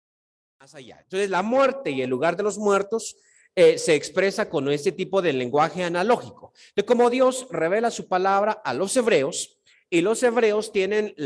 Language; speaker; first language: Spanish; native; Spanish